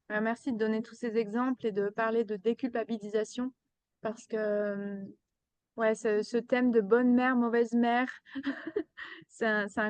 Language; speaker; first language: French; native; French